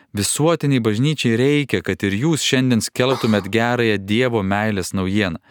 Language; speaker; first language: Lithuanian; native; Lithuanian